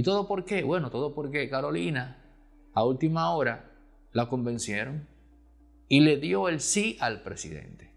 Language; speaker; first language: Spanish; native; Spanish